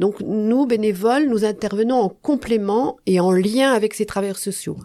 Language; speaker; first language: French; native; French